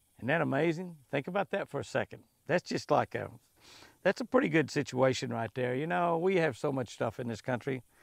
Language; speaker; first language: English; native; English